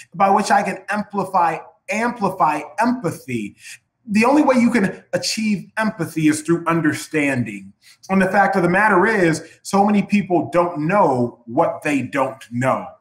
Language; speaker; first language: English; native; English